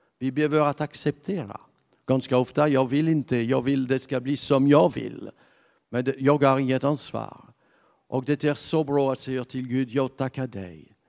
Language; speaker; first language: Swedish; non-native, fluent; French